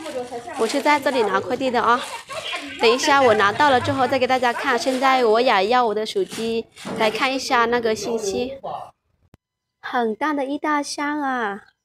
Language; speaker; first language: Chinese; non-native, fluent; Lao